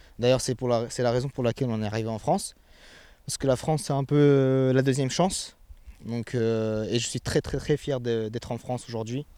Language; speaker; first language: French; early bilingual, other home language; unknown